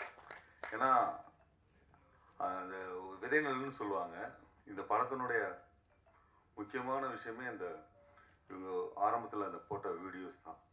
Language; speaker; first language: Tamil; native; Tamil